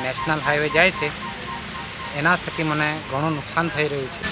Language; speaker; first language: Gujarati; non-native, local second language; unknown